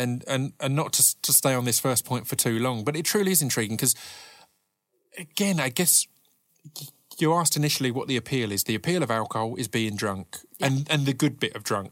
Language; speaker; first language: English; native; English